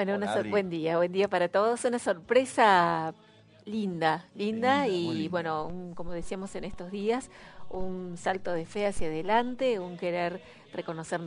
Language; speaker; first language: Spanish; native; Spanish